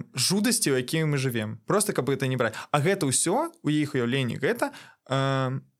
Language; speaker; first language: Belarusian; non-native, local second language; Russian